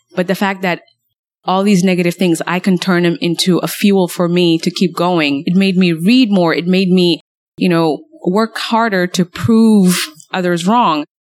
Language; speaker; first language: English; early bilingual, other home language; Somali